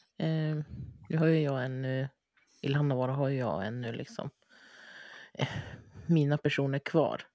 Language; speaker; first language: Swedish; native; Swedish